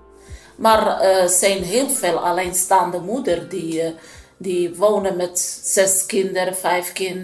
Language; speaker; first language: Dutch; non-native, learner; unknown